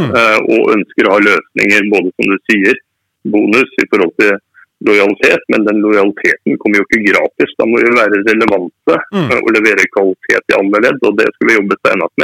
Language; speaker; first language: Norwegian; native; Norwegian